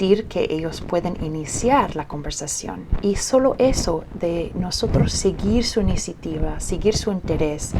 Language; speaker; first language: Spanish; early bilingual, heritage; Spanish